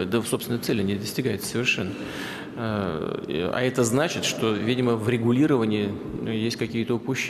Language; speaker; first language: Russian; native; Russian